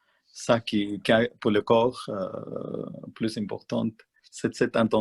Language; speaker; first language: French; non-native, learner; Malayalam